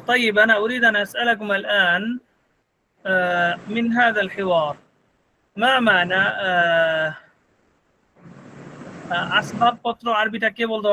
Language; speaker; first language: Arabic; non-native, fluent; Bangla